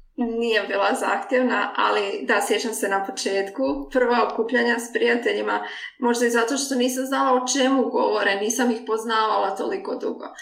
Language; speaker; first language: Croatian; native; Croatian